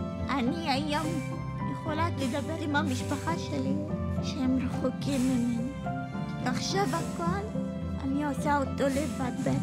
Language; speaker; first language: Hebrew; non-native, local second language; Arabic